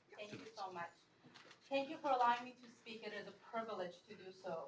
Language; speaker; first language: English; non-native, fluent; Persian